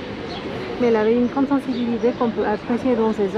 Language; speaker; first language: French; non-native, fluent; Spanish